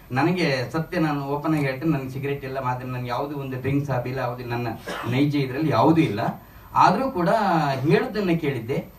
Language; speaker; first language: Kannada; native; Kannada